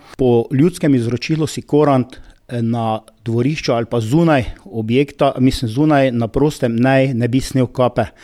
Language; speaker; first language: Slovenian; native; Slovenian